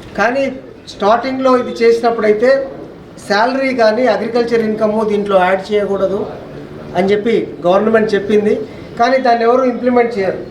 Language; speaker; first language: Telugu; native; Telugu